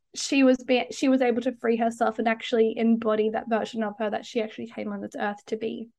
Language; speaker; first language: English; native; English